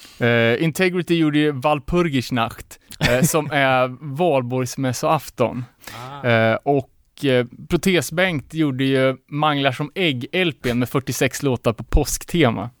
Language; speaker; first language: Swedish; native; Swedish